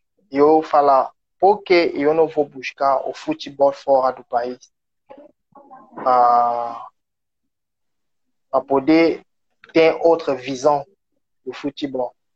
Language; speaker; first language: Portuguese; non-native, learner; French